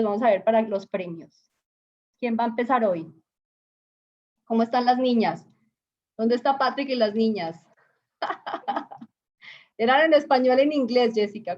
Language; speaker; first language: Spanish; native; Spanish